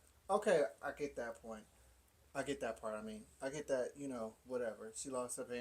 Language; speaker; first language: English; native; English